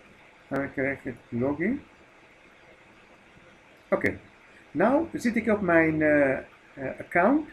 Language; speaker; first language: Dutch; non-native, fluent; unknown